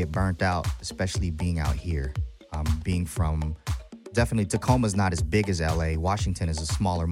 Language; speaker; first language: English; native; English